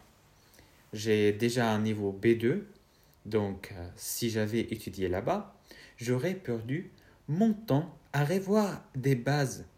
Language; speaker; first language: French; non-native, fluent; Arabic